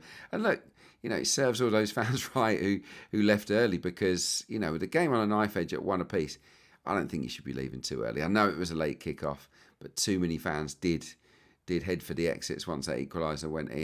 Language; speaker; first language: English; native; English